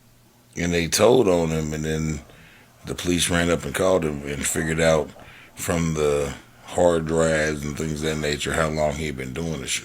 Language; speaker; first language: English; native; English